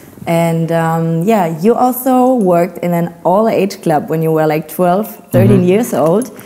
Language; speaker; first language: English; non-native, fluent; German